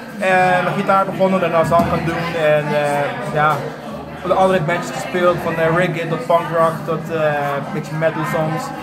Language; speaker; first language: Dutch; non-native, local second language; Papiamento